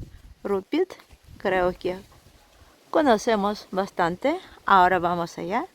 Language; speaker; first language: Spanish; non-native, fluent; Russian